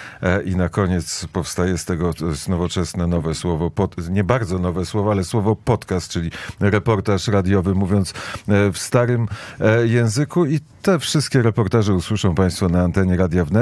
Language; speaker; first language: Polish; native; Polish